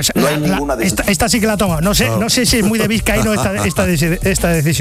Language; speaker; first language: Spanish; native; Spanish